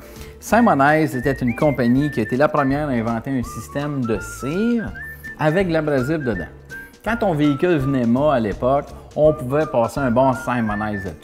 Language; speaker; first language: French; native; French